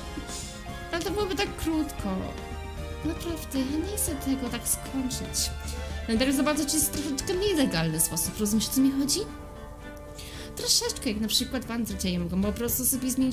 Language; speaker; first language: Polish; native; Polish